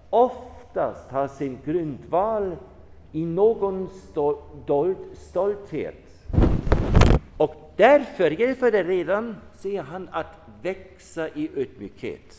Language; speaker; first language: Swedish; non-native, fluent; German